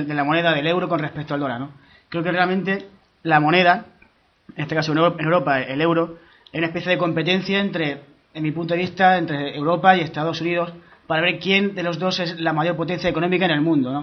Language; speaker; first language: Spanish; native; Spanish